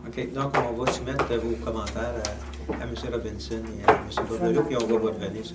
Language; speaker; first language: French; native; French